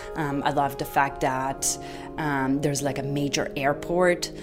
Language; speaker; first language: English; non-native, fluent; Italian